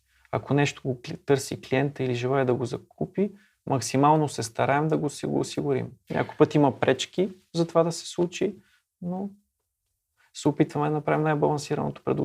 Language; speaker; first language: Bulgarian; native; Bulgarian